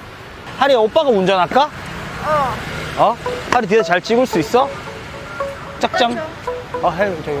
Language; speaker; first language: Korean; native; Korean